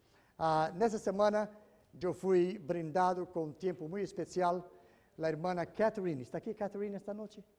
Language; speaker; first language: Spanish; non-native, fluent; Portuguese